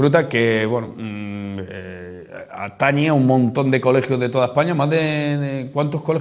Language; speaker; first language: Spanish; native; Spanish